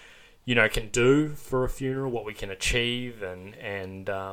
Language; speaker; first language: English; native; English